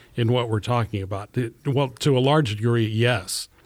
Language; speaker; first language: English; native; English